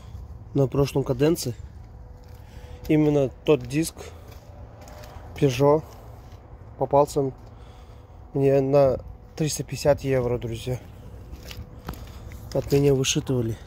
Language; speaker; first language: Russian; non-native, fluent; Uzbek